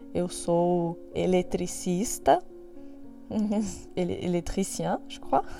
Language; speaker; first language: French; non-native, fluent; Portuguese